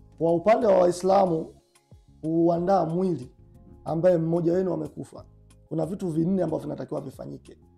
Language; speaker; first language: Swahili; native; Swahili